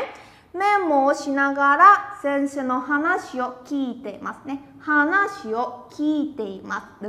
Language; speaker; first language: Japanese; non-native, fluent; Vietnamese